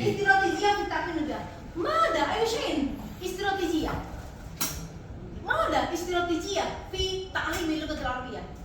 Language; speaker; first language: Arabic; non-native, learner; Indonesian